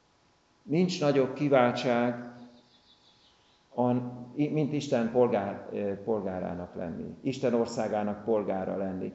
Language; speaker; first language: Hungarian; native; Hungarian